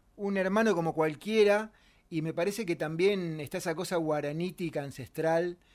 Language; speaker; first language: Spanish; native; Spanish